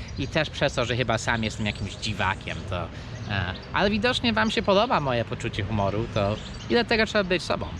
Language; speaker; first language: Polish; early bilingual, heritage; Polish